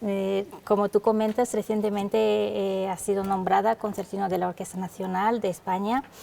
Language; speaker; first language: Spanish; native; Spanish